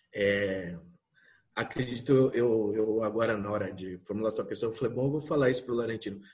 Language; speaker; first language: Portuguese; native; Portuguese